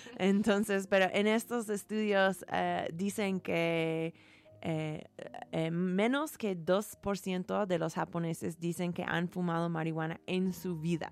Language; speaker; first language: Spanish; non-native, fluent; English